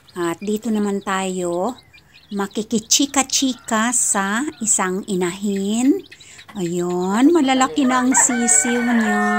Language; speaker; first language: Filipino; non-native, local second language; Kinaray-a